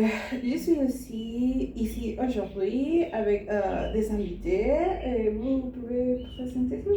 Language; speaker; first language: French; non-native, learner; Spanish